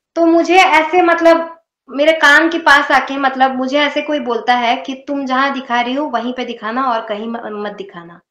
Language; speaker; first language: Hindi; non-native, local second language; Odia